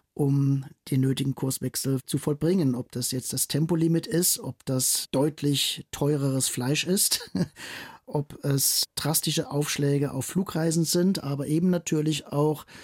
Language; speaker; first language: German; native; German